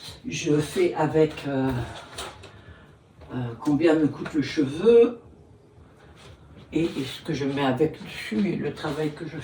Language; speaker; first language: French; native; French